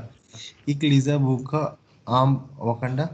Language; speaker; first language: German; non-native, learner; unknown